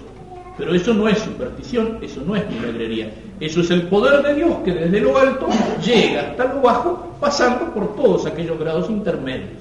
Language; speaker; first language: Spanish; native; Spanish